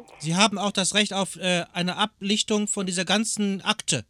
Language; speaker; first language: German; native; German